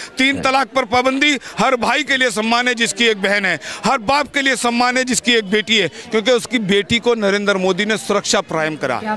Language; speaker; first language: Hindi; native; Hindi